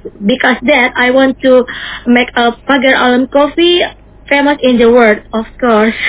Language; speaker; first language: English; non-native, learner; Indonesian